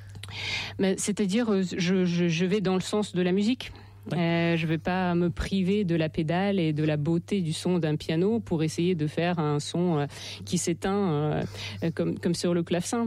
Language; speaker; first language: French; non-native, fluent; Russian